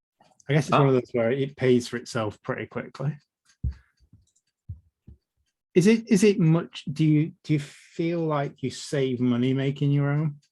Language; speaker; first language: English; native; English